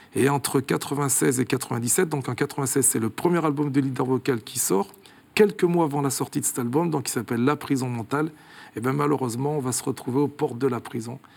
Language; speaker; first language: French; early bilingual, other home language; Kabuverdianu